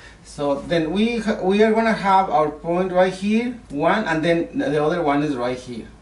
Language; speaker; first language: English; non-native, learner; Spanish